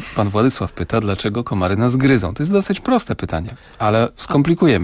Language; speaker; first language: Polish; native; Polish